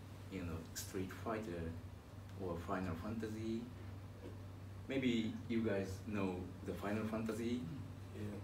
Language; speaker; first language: English; non-native, learner; Japanese